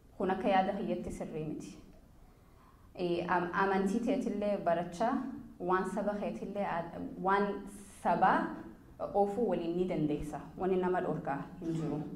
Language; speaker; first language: Oromo; early bilingual, heritage; Oromo